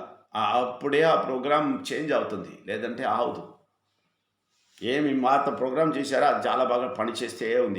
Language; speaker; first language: Telugu; non-native, fluent; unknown